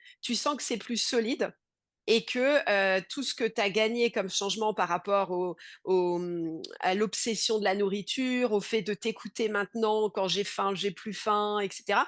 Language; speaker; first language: French; native; French